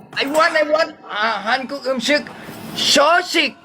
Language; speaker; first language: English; non-native, learner; Thai